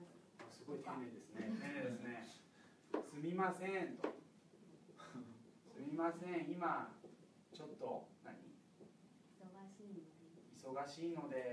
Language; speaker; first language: Japanese; native; Japanese